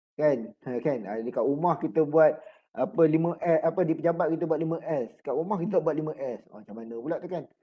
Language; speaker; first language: Malay; native; Malay